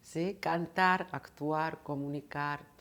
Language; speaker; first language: Spanish; non-native, fluent; Georgian